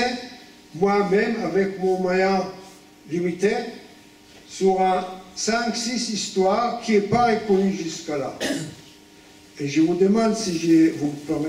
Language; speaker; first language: French; non-native, fluent; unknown